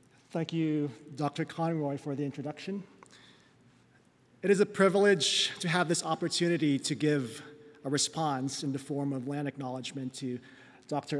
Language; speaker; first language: English; non-native, local second language; Filipino